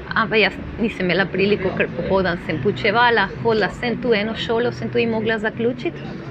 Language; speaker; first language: Slovenian; non-native, fluent; Spanish